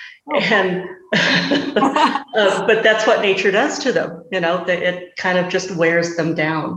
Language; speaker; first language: English; native; English